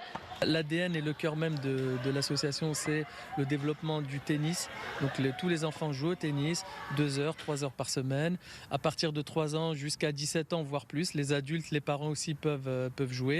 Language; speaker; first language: French; native; French